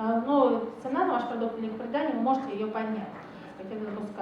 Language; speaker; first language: Russian; native; Russian